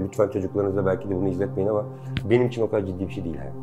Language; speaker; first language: Turkish; native; Turkish